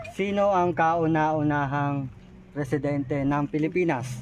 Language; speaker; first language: Filipino; native; Filipino